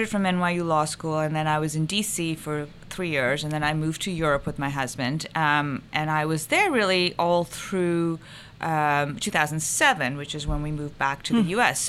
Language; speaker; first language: English; non-native, local second language; Urdu